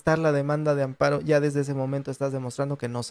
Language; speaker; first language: Spanish; native; Spanish